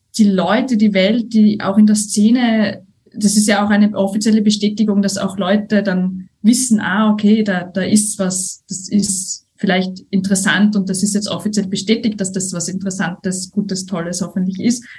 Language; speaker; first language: German; native; German